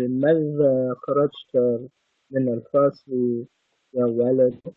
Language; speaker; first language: Arabic; non-native, learner; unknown